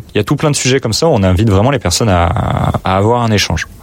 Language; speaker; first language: French; native; French